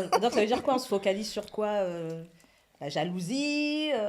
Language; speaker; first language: French; native; French